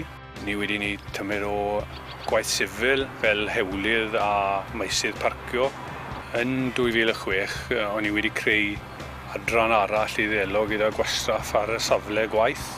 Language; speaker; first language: Welsh; native; Welsh